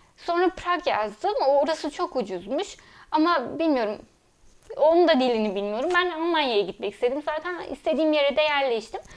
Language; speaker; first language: Turkish; early bilingual, heritage; Turkish